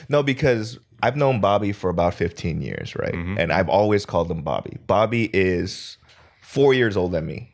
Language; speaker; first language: English; early bilingual, other home language; Korean